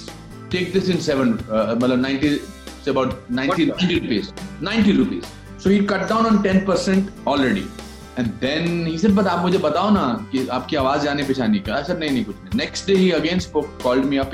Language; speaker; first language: English; non-native, local second language; Hindi